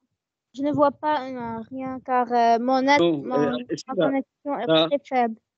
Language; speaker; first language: French; non-native, learner; Arabic